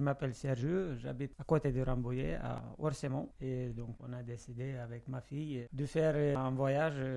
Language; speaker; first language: French; non-native, fluent; Romanian